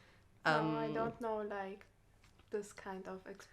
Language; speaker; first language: English; non-native, learner; German